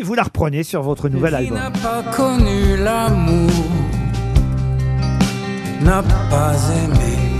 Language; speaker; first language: French; native; French